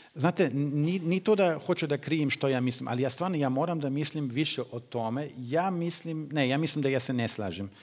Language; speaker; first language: Serbian; non-native, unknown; German